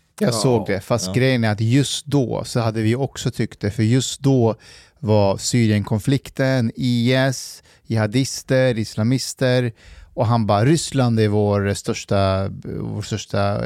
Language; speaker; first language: Swedish; native; Swedish